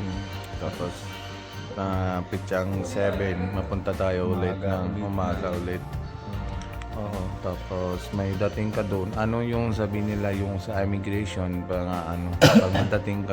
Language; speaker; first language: Filipino; non-native, learner; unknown